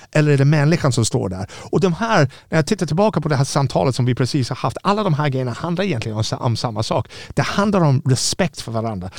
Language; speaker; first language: Swedish; non-native, fluent; English